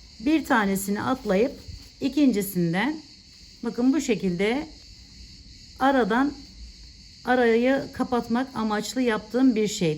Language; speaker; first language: Turkish; native; Turkish